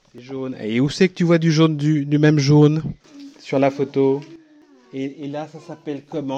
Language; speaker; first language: French; native; French